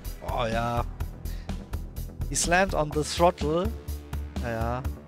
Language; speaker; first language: English; non-native, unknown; German